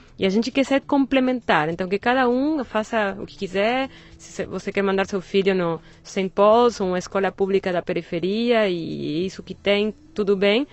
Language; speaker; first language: Portuguese; non-native, fluent; Spanish